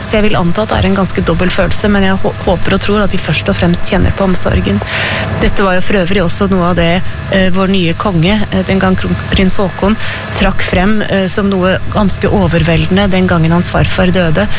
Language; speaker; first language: Norwegian; native; Norwegian